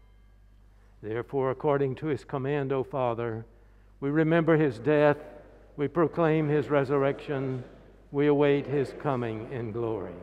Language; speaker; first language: English; native; English